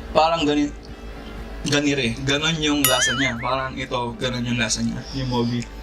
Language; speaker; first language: Filipino; non-native, local second language; Pampanga